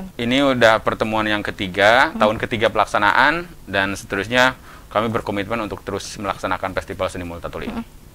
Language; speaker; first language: Indonesian; native; Indonesian